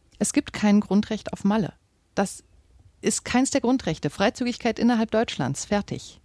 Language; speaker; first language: German; native; German